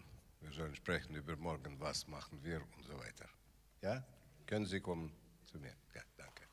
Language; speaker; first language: German; non-native, learner; Russian